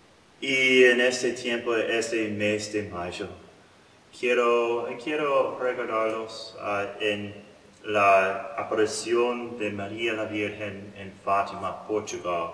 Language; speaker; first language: Spanish; non-native, learner; English